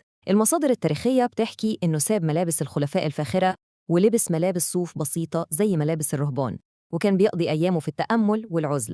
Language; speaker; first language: Arabic; native; Arabic